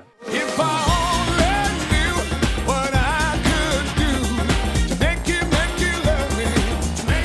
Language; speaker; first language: English; native; English